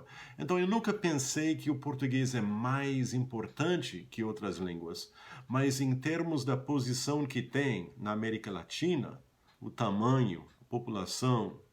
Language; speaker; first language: Portuguese; non-native, fluent; English